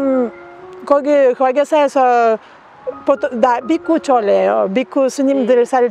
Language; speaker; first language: Korean; non-native, learner; Lithuanian